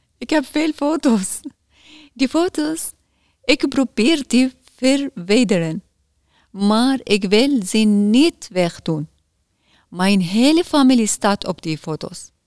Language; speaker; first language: Dutch; non-native, learner; Arabic